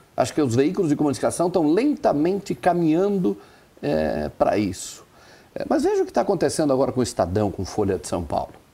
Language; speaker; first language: Portuguese; non-native, local second language; German